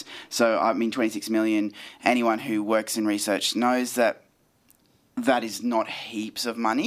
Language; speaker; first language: English; native; English